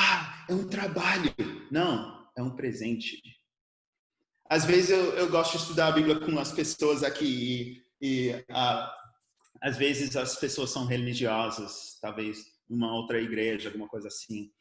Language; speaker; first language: Portuguese; early bilingual, other home language; English